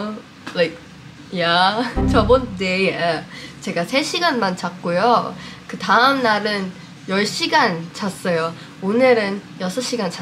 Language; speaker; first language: Korean; non-native, fluent; English